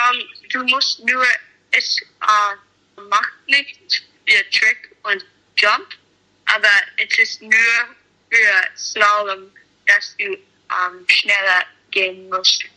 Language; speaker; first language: German; non-native, learner; English